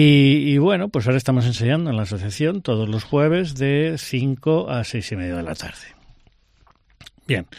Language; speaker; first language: Spanish; native; Spanish